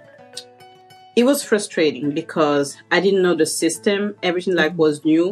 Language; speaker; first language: English; non-native, fluent; French